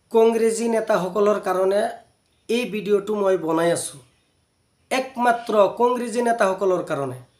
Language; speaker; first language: Assamese; non-native, local second language; Bangla